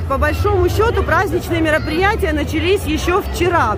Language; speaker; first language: Russian; native; Russian